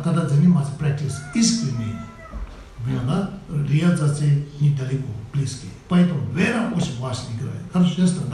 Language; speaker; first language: Russian; non-native, learner; Tibetan